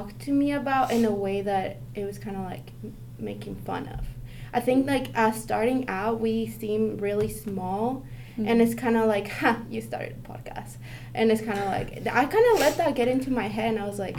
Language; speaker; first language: English; non-native, fluent; Spanish